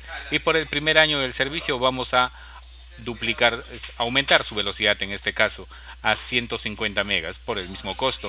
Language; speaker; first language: Spanish; native; Spanish